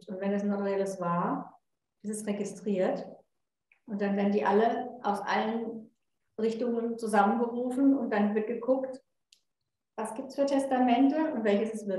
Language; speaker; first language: German; native; German